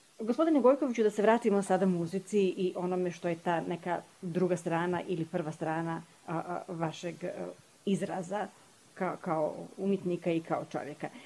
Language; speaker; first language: Serbian; native; Serbian